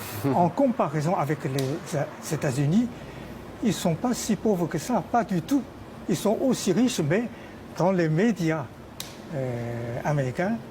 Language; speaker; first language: French; non-native, fluent; Chinese